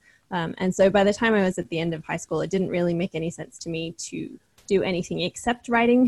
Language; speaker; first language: English; native; English